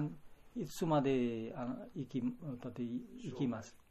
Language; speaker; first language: Japanese; non-native, fluent; Bangla